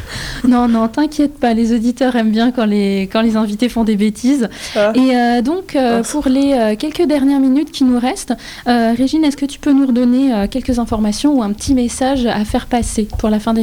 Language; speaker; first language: French; native; French